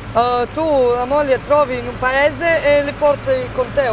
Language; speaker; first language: Italian; non-native, learner; Serbian